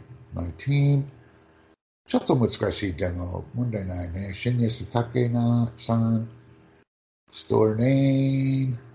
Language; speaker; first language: Japanese; non-native, learner; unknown